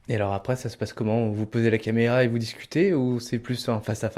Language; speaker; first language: French; native; French